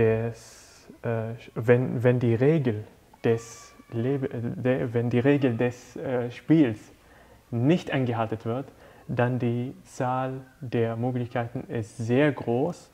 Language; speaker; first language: German; non-native, learner; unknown